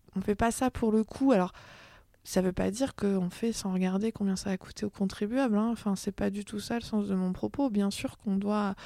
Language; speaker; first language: French; native; French